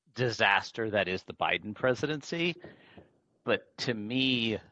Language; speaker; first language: English; native; English